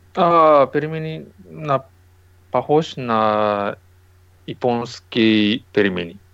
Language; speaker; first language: Russian; non-native, learner; Japanese